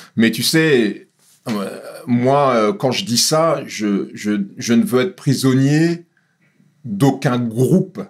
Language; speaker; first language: French; native; French